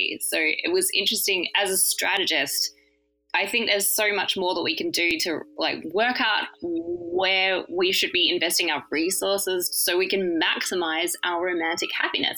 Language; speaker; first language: English; native; English